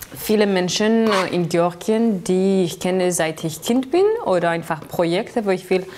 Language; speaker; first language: German; non-native, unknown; Georgian